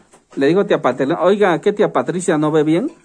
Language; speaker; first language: Spanish; native; Spanish